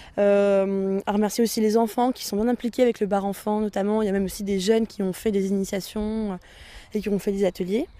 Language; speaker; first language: French; native; French